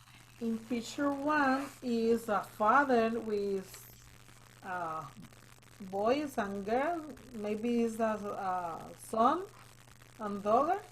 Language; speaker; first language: English; non-native, learner; Spanish